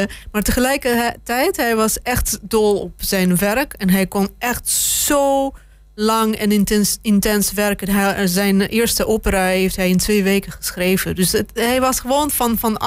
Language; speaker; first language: Dutch; non-native, fluent; Russian